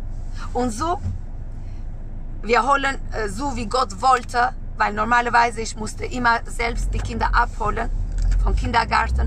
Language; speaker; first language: German; non-native, learner; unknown